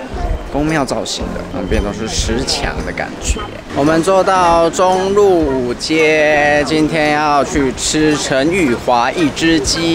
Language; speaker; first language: Chinese; native; Chinese